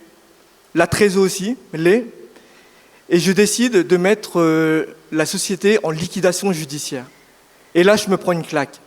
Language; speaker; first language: French; native; French